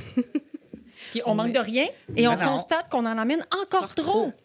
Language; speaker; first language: French; native; French